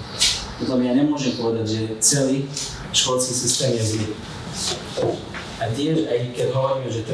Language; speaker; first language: Slovak; non-native, fluent; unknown